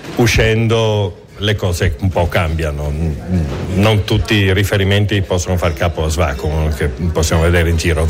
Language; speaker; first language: Italian; native; Italian